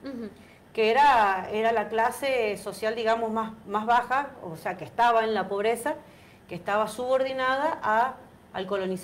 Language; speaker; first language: Spanish; native; Spanish